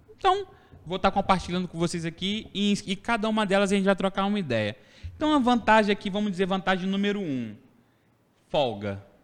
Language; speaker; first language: Portuguese; native; Portuguese